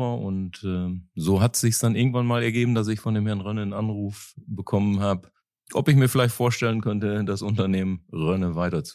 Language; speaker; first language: German; native; German